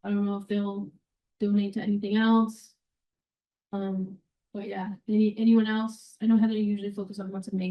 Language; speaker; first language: English; native; English